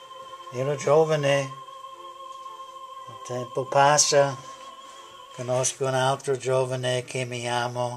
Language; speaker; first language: Italian; non-native, learner; English